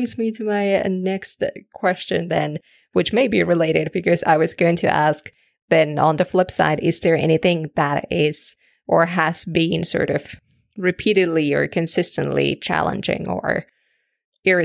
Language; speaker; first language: English; native; English